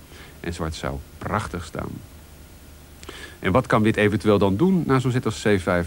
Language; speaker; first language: Dutch; native; Dutch